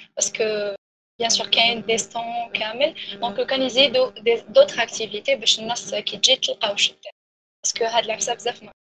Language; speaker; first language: French; non-native, local second language; Arabic